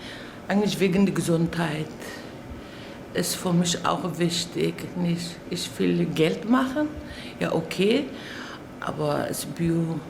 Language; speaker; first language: German; non-native, learner; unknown